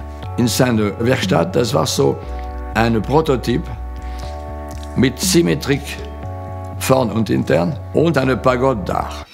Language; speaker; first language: German; non-native, fluent; French